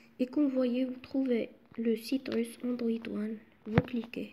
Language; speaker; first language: French; non-native, local second language; Arabic